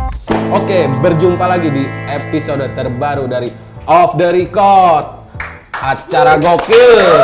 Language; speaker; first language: Indonesian; native; Indonesian